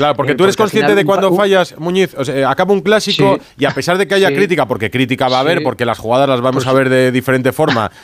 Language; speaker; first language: Spanish; native; Spanish